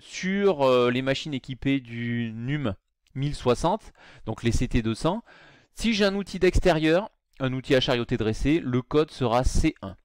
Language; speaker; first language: French; native; French